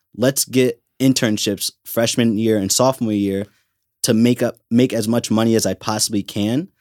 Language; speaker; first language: English; native; English